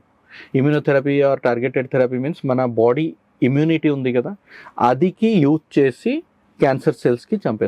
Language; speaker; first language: Telugu; non-native, learner; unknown